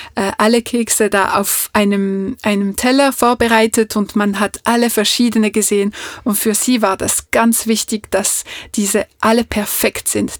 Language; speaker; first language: German; non-native, fluent; French